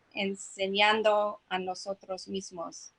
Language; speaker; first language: Spanish; non-native, learner; English